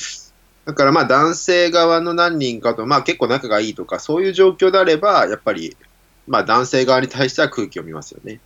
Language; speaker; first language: Japanese; native; Japanese